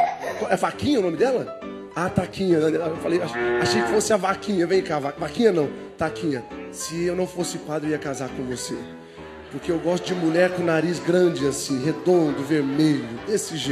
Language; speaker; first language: Portuguese; native; Portuguese